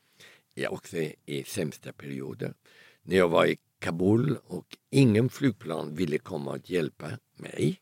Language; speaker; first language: Swedish; early bilingual, heritage; Italian